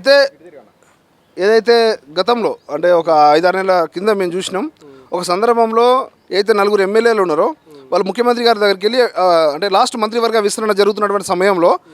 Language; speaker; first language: Telugu; non-native, local second language; Lambadi